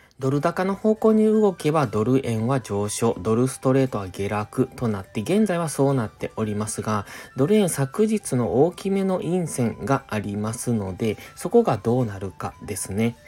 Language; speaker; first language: Japanese; native; Japanese